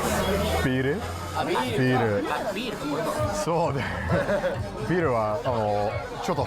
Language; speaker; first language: Japanese; non-native, learner; English